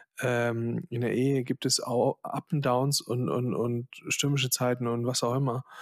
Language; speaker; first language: German; early bilingual, other home language; Polish